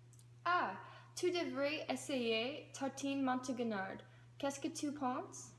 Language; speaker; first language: French; non-native, learner; English